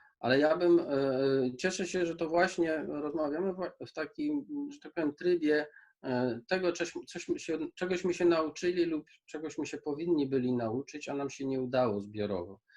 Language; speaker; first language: Polish; native; Polish